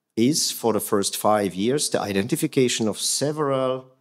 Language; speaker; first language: English; non-native, fluent; Hungarian